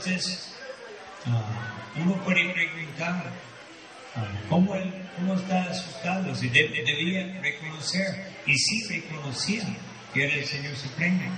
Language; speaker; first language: Spanish; non-native, fluent; Portuguese